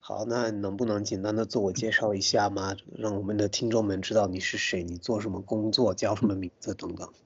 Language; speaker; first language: Chinese; non-native, fluent; English